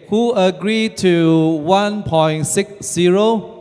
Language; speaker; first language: English; non-native, local second language; Chinese